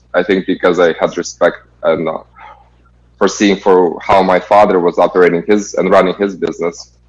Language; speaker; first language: English; non-native, fluent; Kazakh